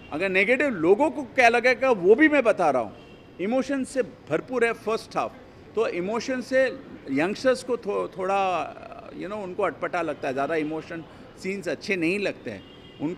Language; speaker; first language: Hindi; native; Hindi